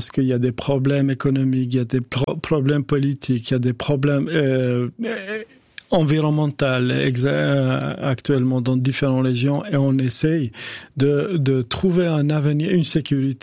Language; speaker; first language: French; non-native, fluent; Albanian